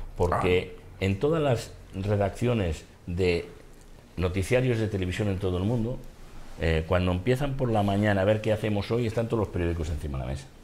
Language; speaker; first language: Spanish; non-native, local second language; Catalan